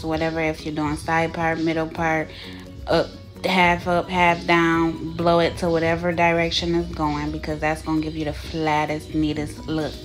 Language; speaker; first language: English; native; English